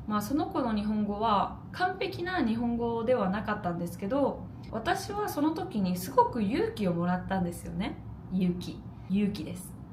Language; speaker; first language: Japanese; native; Japanese